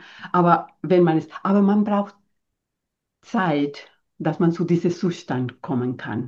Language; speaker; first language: German; non-native, fluent; Spanish